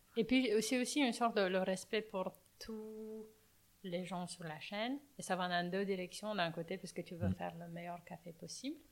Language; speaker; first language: French; non-native, fluent; Romanian